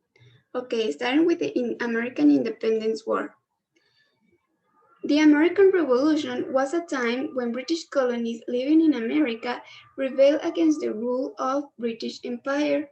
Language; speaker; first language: English; non-native, learner; Spanish